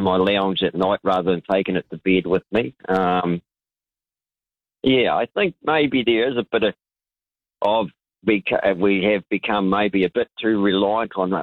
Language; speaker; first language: English; native; English